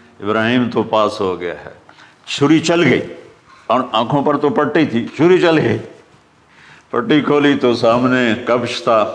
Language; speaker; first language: Urdu; non-native, local second language; Punjabi